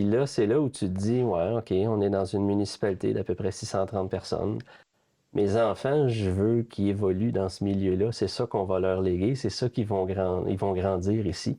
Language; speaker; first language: French; native; French